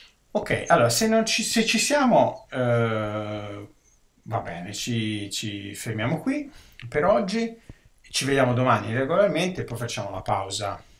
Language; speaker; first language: Italian; native; Italian